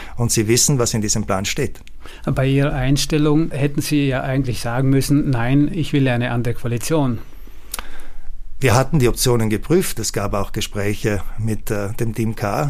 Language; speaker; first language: German; native; German